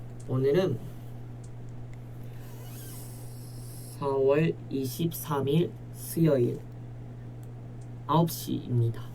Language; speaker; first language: Korean; non-native, learner; Japanese